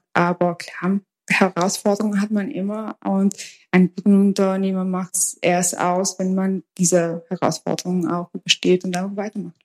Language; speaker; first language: German; early bilingual, other home language; Albanian